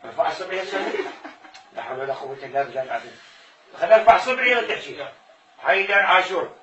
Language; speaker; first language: Arabic; native; Arabic